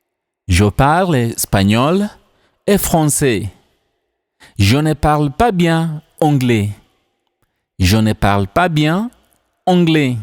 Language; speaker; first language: French; non-native, fluent; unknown